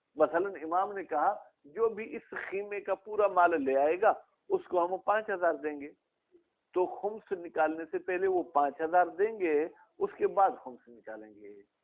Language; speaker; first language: Urdu; non-native, local second language; Sindhi